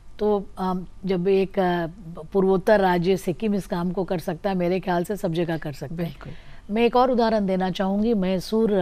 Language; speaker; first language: Hindi; native; Hindi